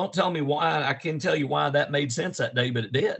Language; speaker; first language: English; native; English